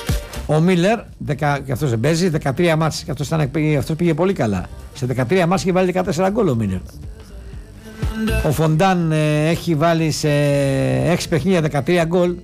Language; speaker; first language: Greek; native; Greek